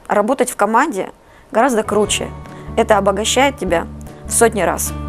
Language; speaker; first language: Russian; native; Russian